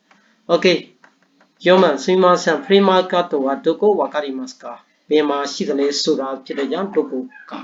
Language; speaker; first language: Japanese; non-native, fluent; Burmese